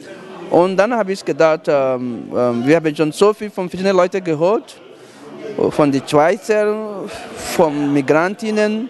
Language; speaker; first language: German; non-native, fluent; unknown